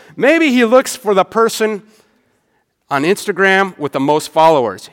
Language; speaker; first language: English; native; English